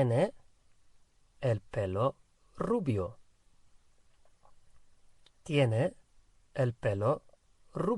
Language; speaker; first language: Spanish; non-native, fluent; English